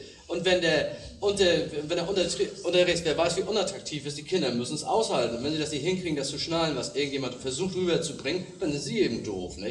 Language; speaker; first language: German; native; German